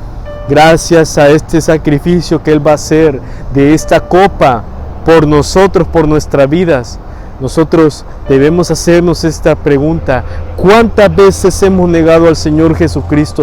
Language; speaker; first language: Spanish; native; Spanish